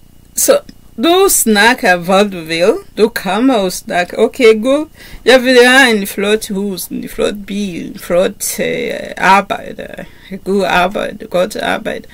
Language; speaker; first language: Danish; non-native, learner; Kinyarwanda